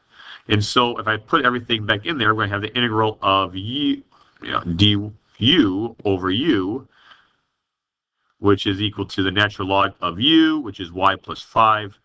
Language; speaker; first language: English; native; English